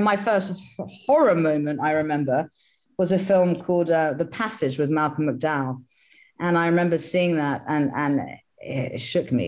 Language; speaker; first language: English; native; English